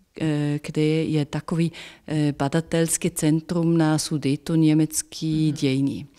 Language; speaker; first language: Czech; non-native, fluent; German